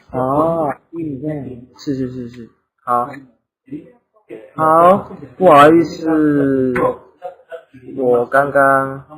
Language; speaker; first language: Chinese; non-native, fluent; Indonesian